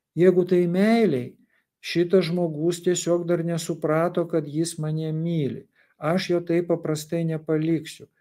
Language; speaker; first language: Lithuanian; non-native, local second language; Russian